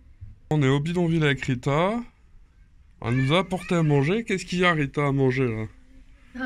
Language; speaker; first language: French; native; French